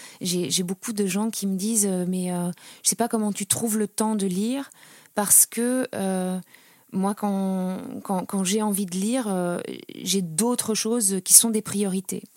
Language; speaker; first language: French; native; French